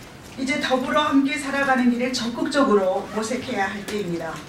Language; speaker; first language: Korean; native; Korean